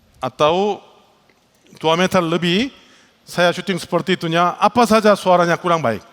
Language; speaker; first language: Indonesian; non-native, learner; Korean